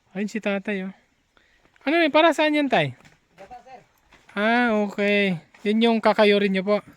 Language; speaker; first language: Filipino; non-native, local second language; Cebuano